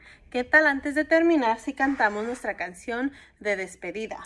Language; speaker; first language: Spanish; early bilingual, heritage; Spanish